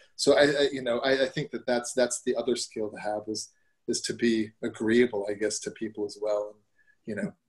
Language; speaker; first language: English; early bilingual, other home language; German